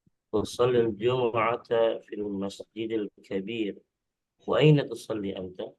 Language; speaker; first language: Arabic; non-native, learner; Indonesian